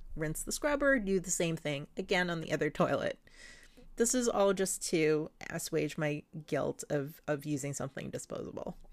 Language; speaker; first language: English; non-native, local second language; Filipino